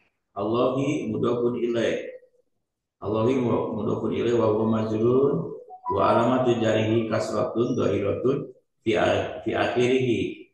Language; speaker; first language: Arabic; non-native, learner; Indonesian